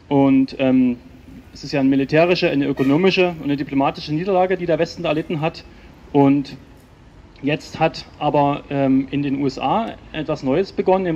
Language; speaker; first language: German; native; German